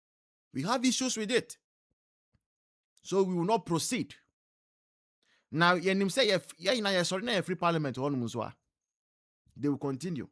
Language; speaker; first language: English; non-native, local second language; Akan